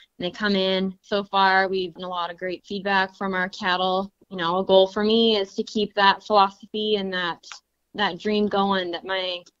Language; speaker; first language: English; native; English